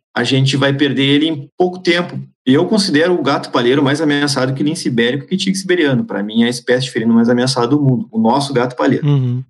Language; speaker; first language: Portuguese; native; Portuguese